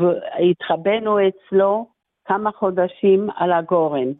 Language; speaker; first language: Hebrew; non-native, fluent; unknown